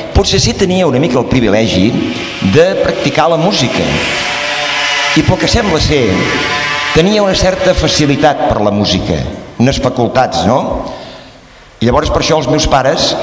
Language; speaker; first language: Catalan; native; Catalan